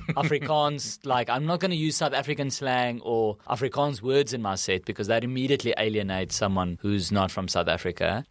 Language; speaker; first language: English; non-native, local second language; Afrikaans